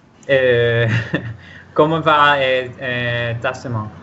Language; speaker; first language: French; non-native, learner; Spanish